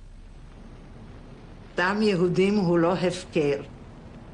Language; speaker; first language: Hebrew; non-native, fluent; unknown